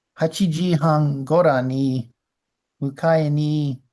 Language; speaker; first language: Japanese; non-native, learner; English